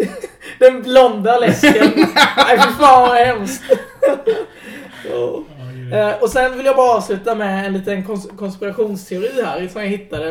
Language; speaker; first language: Swedish; native; Swedish